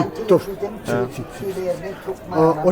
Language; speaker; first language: Italian; non-native, learner; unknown